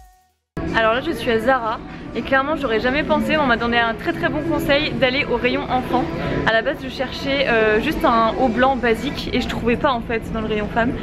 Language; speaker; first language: French; native; French